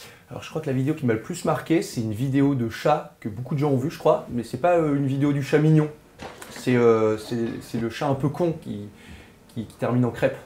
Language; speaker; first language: French; native; French